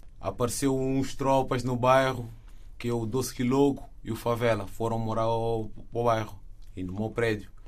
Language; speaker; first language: Portuguese; non-native, fluent; Wolof